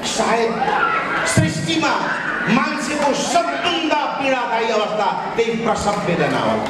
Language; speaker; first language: Nepali; native; Nepali